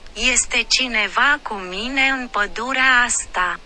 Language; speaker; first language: Romanian; non-native, learner; French